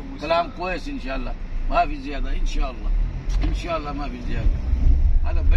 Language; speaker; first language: Arabic; non-native, learner; Urdu